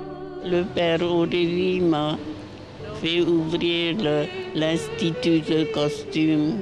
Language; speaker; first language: French; non-native, local second language; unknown